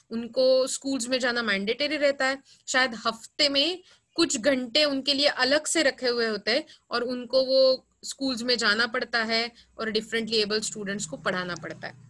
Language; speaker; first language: Hindi; non-native, local second language; Marathi